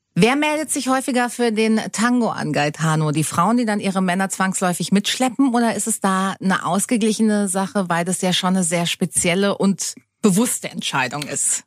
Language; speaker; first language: German; native; German